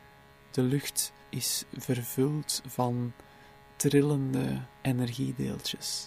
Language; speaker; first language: Dutch; native; Dutch